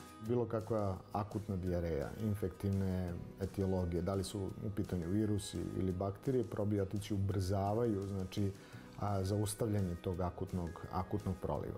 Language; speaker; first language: Serbian; native; Serbian